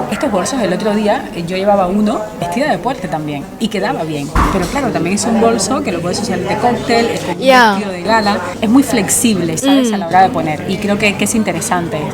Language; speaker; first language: Spanish; native; Spanish